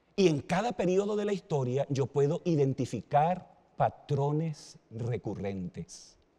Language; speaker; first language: Spanish; native; Spanish